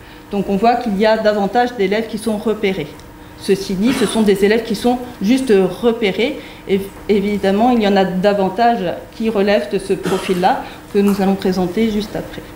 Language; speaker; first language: French; native; French